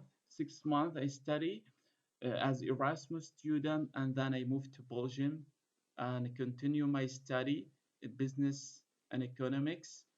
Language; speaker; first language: English; non-native, fluent; Arabic